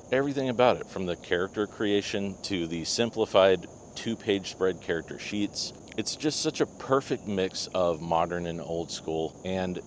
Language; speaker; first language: English; native; English